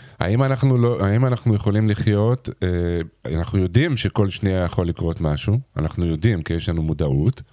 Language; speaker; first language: Hebrew; native; Hebrew